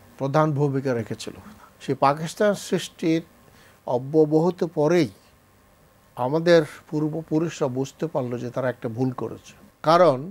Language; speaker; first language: Bangla; native; Bangla